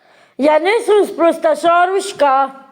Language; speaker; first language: Slovak; non-native, local second language; Romany